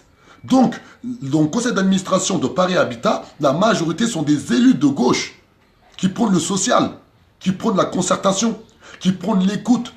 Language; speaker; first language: French; native; French